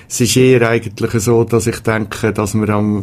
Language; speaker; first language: German; native; German